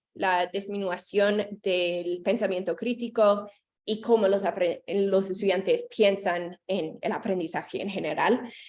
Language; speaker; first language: Spanish; non-native, fluent; English